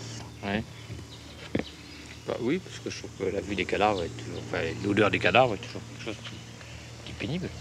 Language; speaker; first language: French; native; French